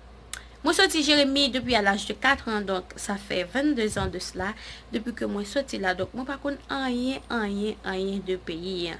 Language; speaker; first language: French; non-native, learner; Haitian Creole